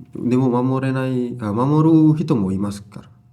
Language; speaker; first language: Japanese; non-native, learner; Indonesian